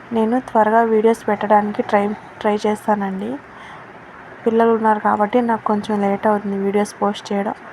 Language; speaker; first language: Telugu; non-native, local second language; Urdu